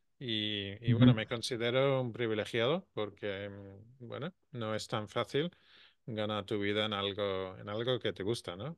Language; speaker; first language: Spanish; non-native, fluent; English